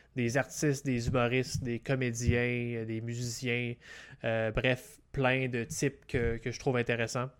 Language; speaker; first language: French; early bilingual, heritage; French